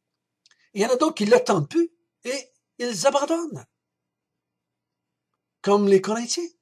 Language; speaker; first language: French; native; French